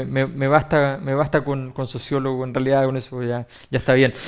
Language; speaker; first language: Spanish; native; Spanish